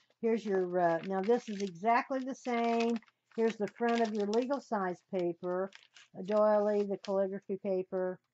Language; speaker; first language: English; native; English